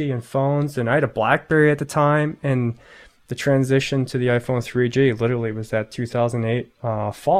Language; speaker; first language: English; native; English